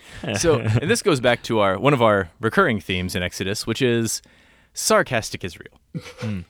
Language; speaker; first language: English; native; English